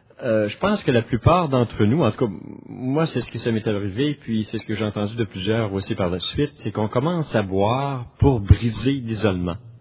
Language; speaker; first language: French; native; French